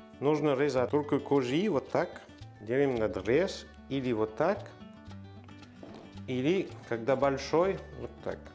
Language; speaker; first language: Russian; non-native, learner; French